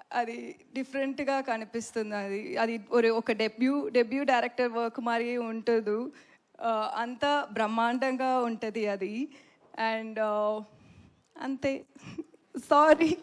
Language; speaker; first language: Telugu; non-native, learner; Tamil